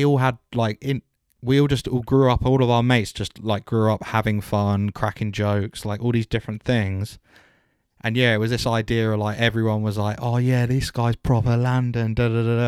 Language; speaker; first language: English; native; English